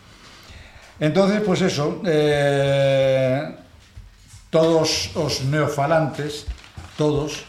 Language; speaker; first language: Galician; non-native, local second language; Spanish